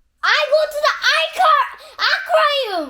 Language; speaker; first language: English; non-native, learner; Korean